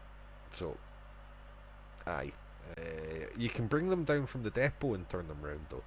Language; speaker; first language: English; native; English